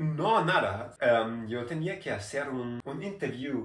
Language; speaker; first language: Spanish; non-native, learner; German